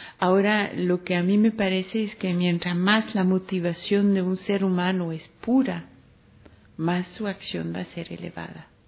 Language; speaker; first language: Spanish; non-native, fluent; French